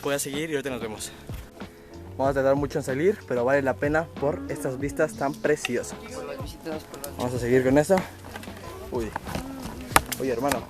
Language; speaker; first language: Spanish; native; Spanish